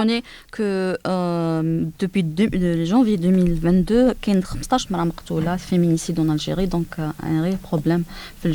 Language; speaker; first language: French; non-native, local second language; Arabic